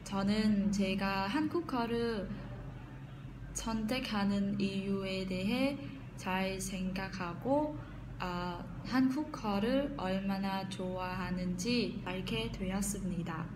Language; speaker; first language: Korean; non-native, fluent; Vietnamese